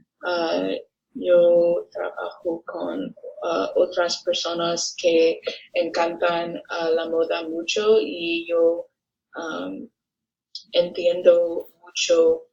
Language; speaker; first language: Spanish; non-native, learner; English